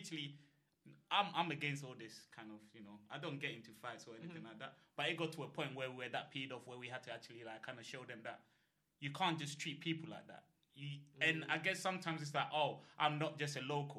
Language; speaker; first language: English; non-native, local second language; Akan